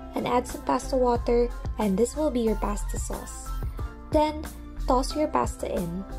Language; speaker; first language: English; non-native, local second language; Filipino